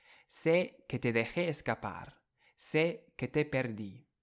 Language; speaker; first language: Spanish; non-native, fluent; English